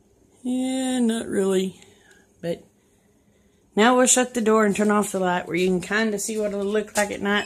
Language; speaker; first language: English; native; English